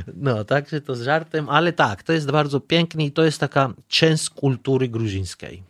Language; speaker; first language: Polish; non-native, learner; Georgian